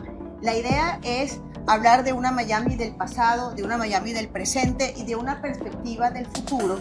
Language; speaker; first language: Spanish; native; Spanish